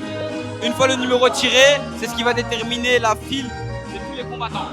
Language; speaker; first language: French; native; French